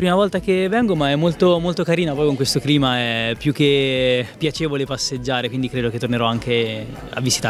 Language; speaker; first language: Italian; native; Italian